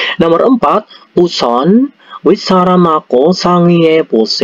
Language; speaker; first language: Korean; non-native, learner; Indonesian